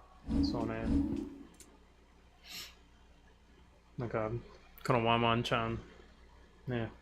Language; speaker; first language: Japanese; non-native, learner; English